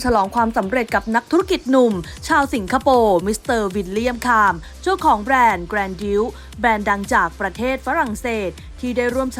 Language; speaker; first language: Thai; native; Thai